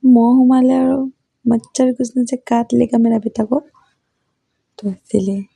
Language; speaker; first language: Hindi; non-native, local second language; Assamese